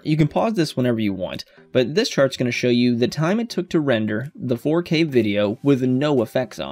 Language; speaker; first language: English; native; English